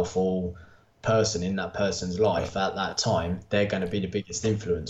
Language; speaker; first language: English; native; English